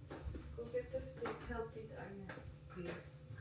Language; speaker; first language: English; non-native, local second language; Filipino